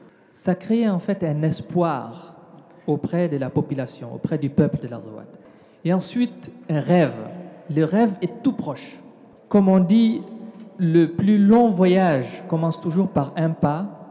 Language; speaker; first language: French; non-native, local second language; Tamasheq